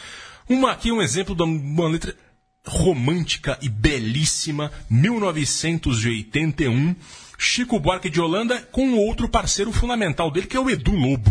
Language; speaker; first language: Portuguese; native; Portuguese